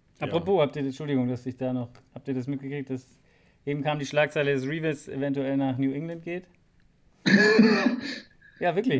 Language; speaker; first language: German; native; German